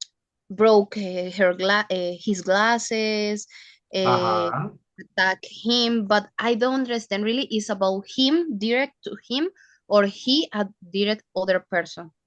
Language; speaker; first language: English; non-native, learner; Spanish